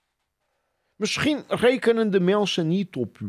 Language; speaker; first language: Dutch; non-native, fluent; Portuguese